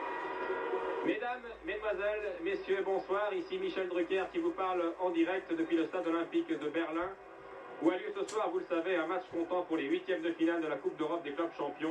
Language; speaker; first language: French; native; French